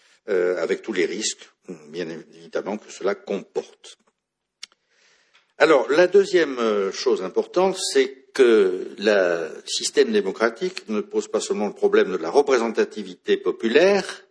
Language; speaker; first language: French; native; French